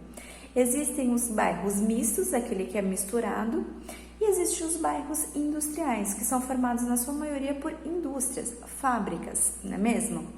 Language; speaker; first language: Portuguese; native; Portuguese